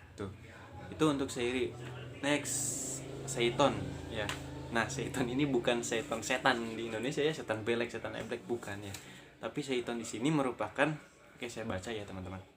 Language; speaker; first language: Indonesian; native; Indonesian